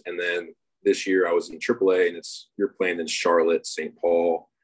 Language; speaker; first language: English; native; English